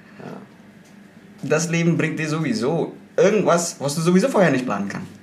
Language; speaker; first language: German; non-native, fluent; Indonesian